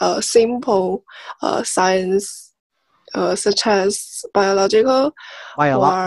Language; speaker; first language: English; non-native, learner; Chinese